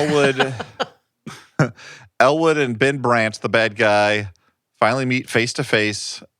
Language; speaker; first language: English; native; English